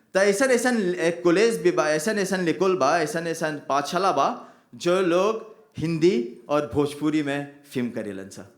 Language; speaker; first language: Bhojpuri; early bilingual, heritage; Bhojpuri